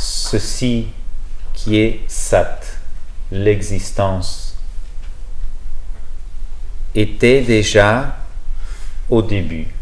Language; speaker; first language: French; non-native, learner; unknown